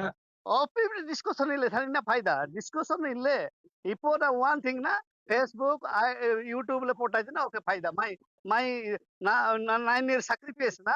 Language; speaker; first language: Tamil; non-native, learner; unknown